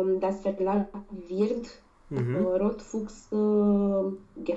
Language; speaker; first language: German; non-native, learner; Romanian